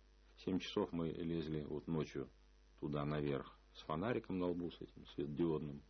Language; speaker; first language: Russian; native; Russian